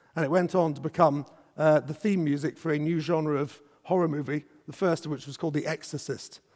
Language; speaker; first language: English; native; English